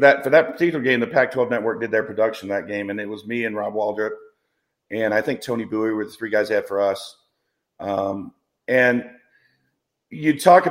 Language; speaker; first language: English; native; English